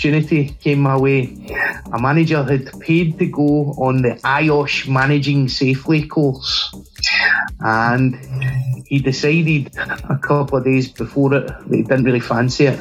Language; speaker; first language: English; native; English